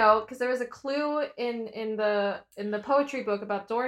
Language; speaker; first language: English; native; English